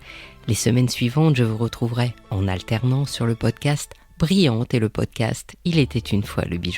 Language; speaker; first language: French; native; French